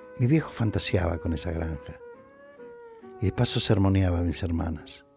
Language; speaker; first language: Spanish; native; Spanish